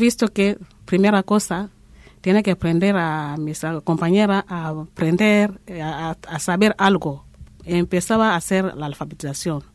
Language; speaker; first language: Spanish; non-native, learner; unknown